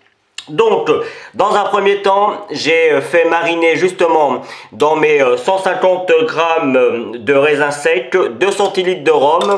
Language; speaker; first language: French; native; French